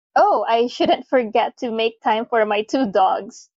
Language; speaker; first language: English; non-native, local second language; Filipino